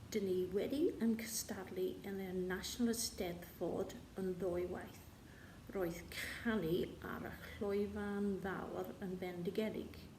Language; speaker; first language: Welsh; non-native, learner; English